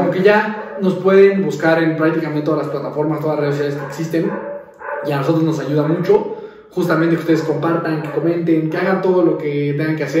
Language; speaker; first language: Spanish; native; Spanish